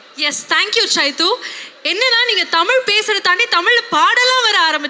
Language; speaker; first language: Tamil; native; Tamil